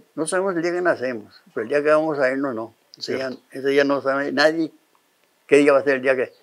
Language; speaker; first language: Spanish; native; Spanish